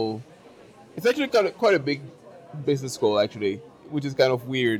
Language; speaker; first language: English; non-native, local second language; French